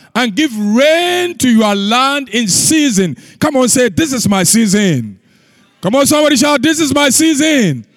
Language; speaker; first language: English; non-native, local second language; Akan